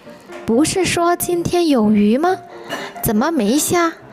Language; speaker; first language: Chinese; non-native, fluent; Indonesian